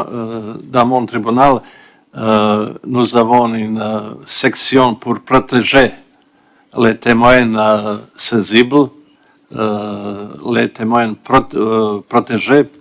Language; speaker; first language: French; non-native, learner; Bosnian